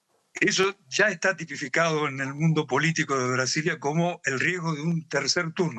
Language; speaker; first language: Spanish; native; Spanish